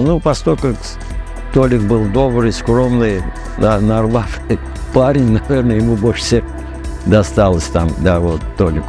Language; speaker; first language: Russian; non-native, local second language; Azerbaijani